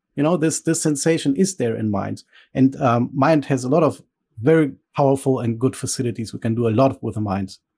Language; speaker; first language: English; early bilingual, other home language; Bulgarian